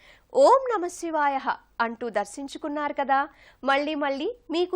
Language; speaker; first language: Telugu; native; Telugu